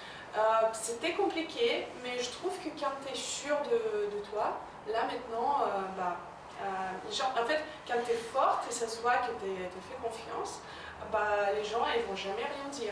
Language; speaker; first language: French; non-native, fluent; Russian